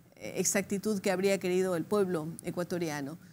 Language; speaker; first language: Spanish; native; Spanish